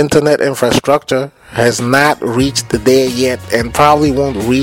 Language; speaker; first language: English; non-native, local second language; Akan